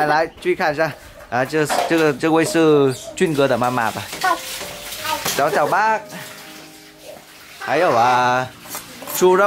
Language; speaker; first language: Chinese; non-native, fluent; Vietnamese